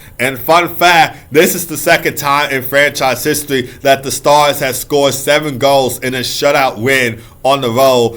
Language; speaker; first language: English; native; English